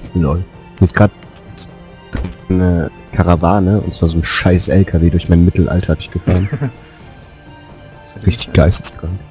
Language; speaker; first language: German; native; German